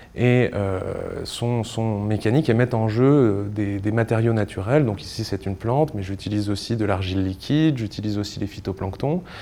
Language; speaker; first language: French; native; French